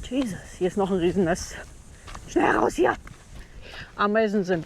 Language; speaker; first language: German; native; German